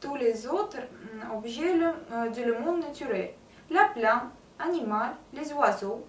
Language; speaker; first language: French; non-native, learner; Russian